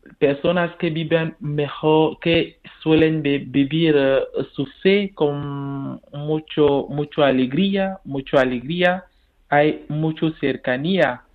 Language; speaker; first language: Spanish; non-native, fluent; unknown